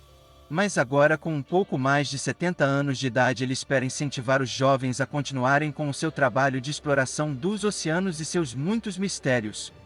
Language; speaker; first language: Portuguese; native; Portuguese